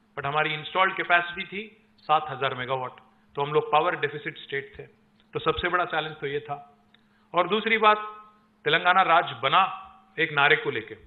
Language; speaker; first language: Hindi; non-native, local second language; Telugu